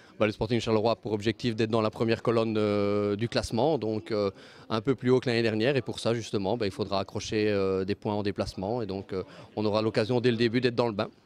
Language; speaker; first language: French; native; French